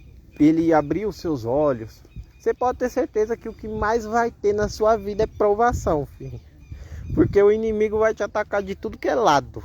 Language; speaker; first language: Portuguese; native; Portuguese